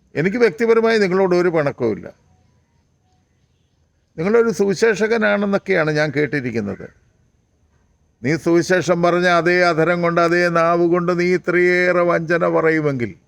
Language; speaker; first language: Malayalam; native; Malayalam